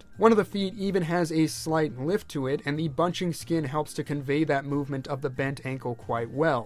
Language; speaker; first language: English; native; English